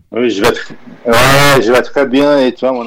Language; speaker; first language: French; non-native, fluent; Portuguese